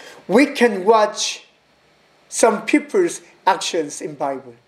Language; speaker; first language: English; non-native, learner; Korean